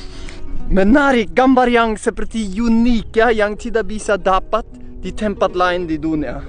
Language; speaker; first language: Indonesian; non-native, learner; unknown